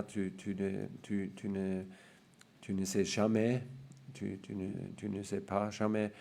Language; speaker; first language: French; non-native, learner; German